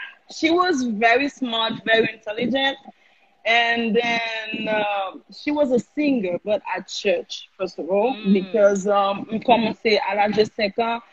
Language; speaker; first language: English; non-native, learner; Haitian Creole